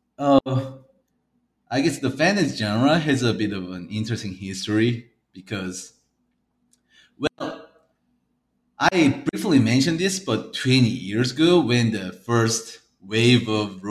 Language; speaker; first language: English; early bilingual, other home language; Korean